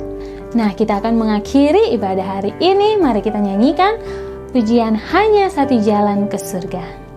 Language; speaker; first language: Indonesian; native; Indonesian